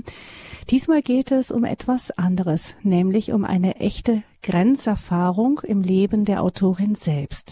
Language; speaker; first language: German; native; German